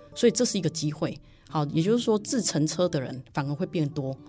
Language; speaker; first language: Chinese; native; Chinese